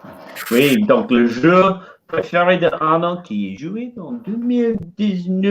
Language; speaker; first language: French; non-native, learner; English